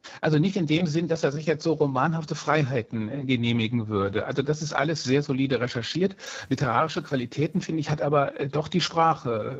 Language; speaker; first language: German; native; German